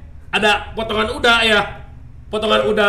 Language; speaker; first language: Indonesian; native; Indonesian